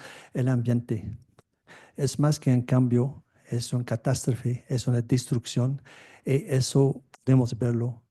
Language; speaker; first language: Spanish; non-native, fluent; French